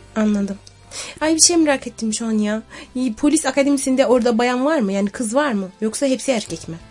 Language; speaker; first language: Turkish; native; Turkish